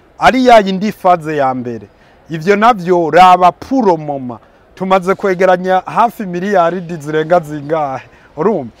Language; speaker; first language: Rundi; early bilingual, heritage; Rundi